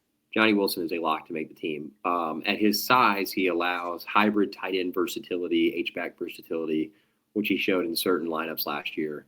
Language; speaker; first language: English; native; English